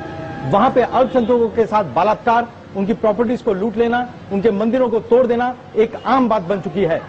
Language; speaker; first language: Hindi; native; Hindi